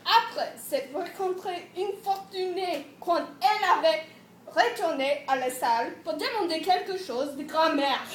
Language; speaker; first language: French; non-native, learner; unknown